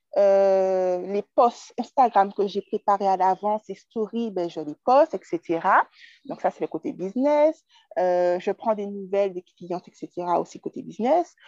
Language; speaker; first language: French; native; French